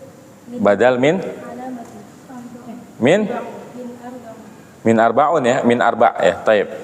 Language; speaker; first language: Arabic; non-native, fluent; Indonesian